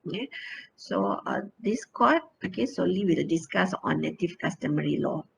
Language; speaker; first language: English; non-native, local second language; Malay